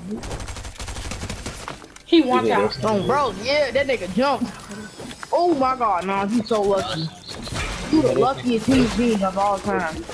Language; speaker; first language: English; native; English